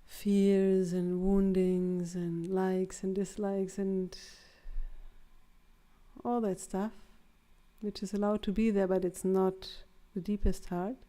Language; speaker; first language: English; non-native, fluent; German